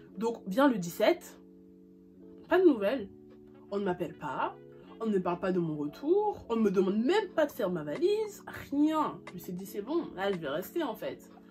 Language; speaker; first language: French; early bilingual, other home language; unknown